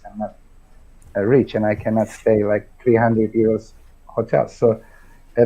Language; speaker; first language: English; non-native, fluent; Turkish